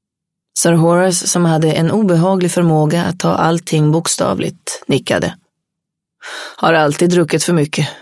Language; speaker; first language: Swedish; native; Swedish